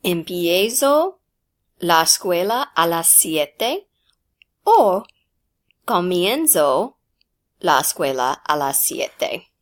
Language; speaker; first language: Spanish; non-native, fluent; English